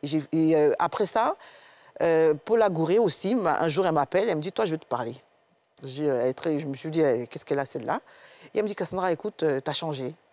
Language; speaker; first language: French; native; French